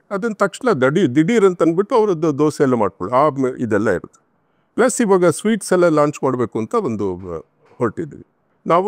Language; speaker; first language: Kannada; non-native, local second language; Tamil